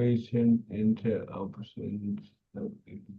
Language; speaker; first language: English; non-native, learner; Indonesian